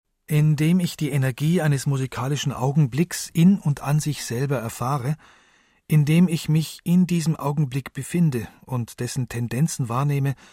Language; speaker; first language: German; native; German